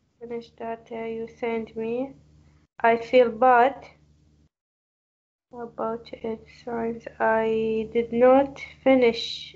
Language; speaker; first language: English; non-native, learner; Arabic